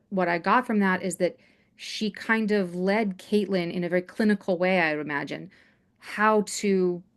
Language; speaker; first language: English; native; English